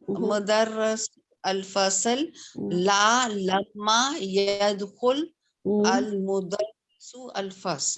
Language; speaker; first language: Arabic; non-native, learner; Urdu